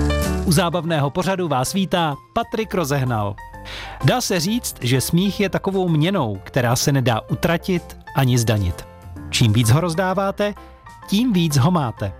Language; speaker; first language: Czech; native; Czech